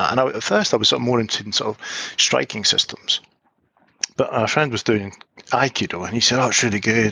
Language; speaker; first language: English; native; English